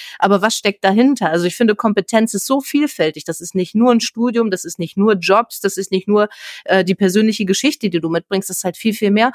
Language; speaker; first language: German; native; German